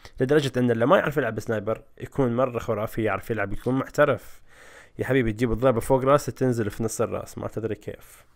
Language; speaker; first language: Arabic; native; Arabic